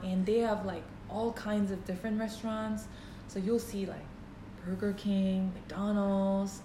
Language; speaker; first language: English; non-native, fluent; Korean